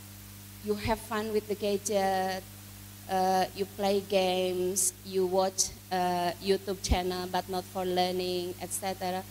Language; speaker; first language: English; non-native, fluent; Indonesian